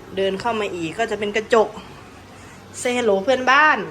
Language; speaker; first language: Thai; native; Thai